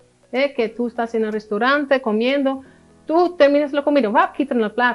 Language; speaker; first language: Spanish; non-native, fluent; Dutch